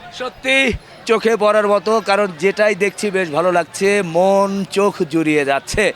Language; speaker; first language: Bangla; native; Bangla